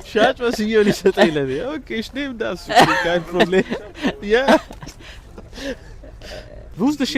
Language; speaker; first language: German; non-native, learner; Amharic